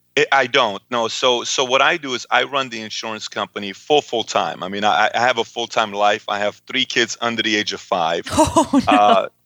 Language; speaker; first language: English; early bilingual, other home language; Persian